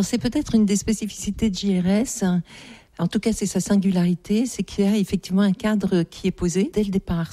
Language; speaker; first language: French; native; French